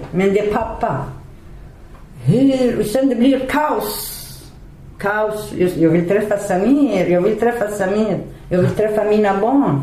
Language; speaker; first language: Swedish; non-native, learner; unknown